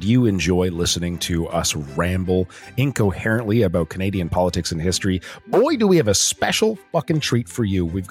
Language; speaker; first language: English; native; English